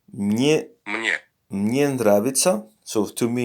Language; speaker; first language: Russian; non-native, learner; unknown